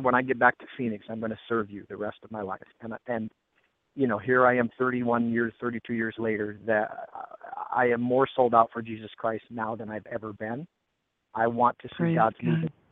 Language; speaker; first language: English; native; English